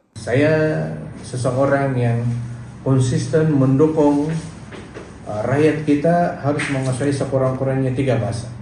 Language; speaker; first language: Malay; non-native, local second language; Central Dusun